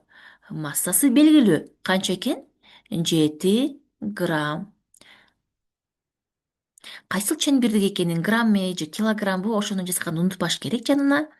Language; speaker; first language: Kyrgyz; native; Kyrgyz